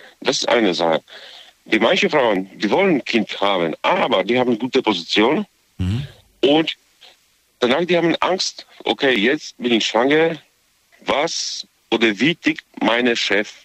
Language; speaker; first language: German; non-native, learner; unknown